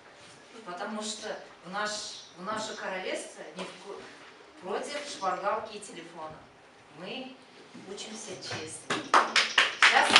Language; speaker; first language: Russian; non-native, local second language; Kazakh